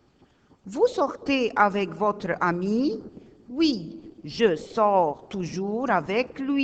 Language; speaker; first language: French; non-native, learner; Arabic